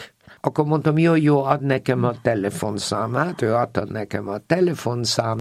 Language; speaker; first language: Hungarian; non-native, fluent; German